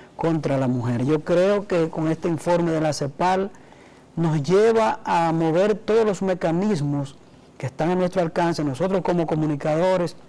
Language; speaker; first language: Spanish; native; Spanish